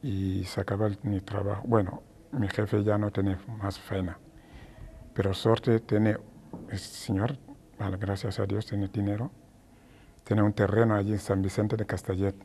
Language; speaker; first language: Spanish; non-native, learner; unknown